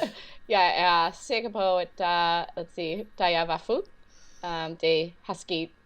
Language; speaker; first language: Danish; non-native, learner; English